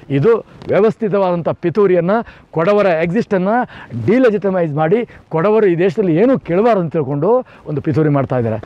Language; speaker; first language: Kannada; non-native, local second language; Kodava